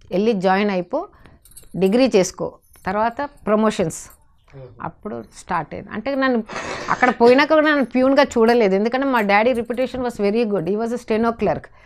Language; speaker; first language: Telugu; native; Telugu